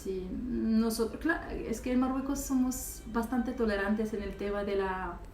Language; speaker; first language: Spanish; non-native, local second language; Arabic